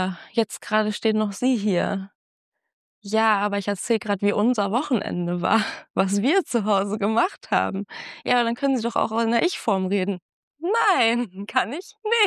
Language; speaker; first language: German; native; German